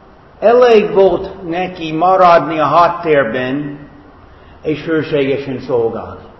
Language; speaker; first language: Hungarian; non-native, fluent; English